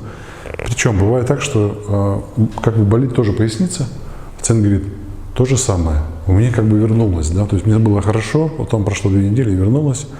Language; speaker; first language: Russian; native; Russian